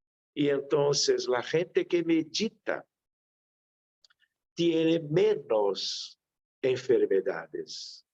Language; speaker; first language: Spanish; non-native, fluent; Portuguese